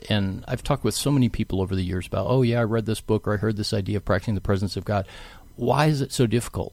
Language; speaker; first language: English; native; English